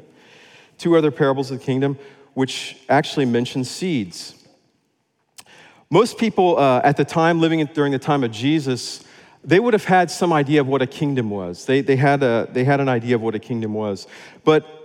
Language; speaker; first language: English; native; English